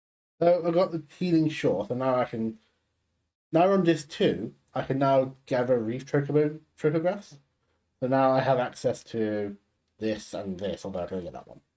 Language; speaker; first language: English; native; English